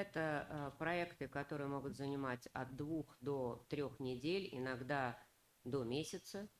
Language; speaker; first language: Russian; native; Russian